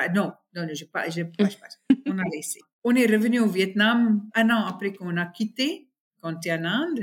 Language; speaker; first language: French; non-native, fluent; Afrikaans